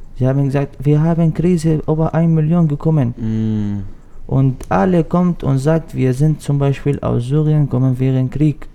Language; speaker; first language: German; non-native, learner; Arabic